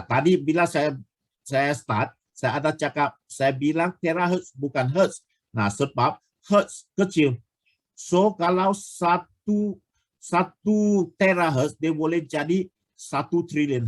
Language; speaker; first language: Indonesian; non-native, local second language; Chinese